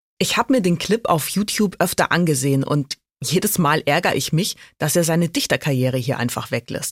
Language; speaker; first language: German; native; German